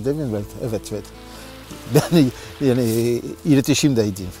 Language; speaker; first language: Turkish; non-native, learner; French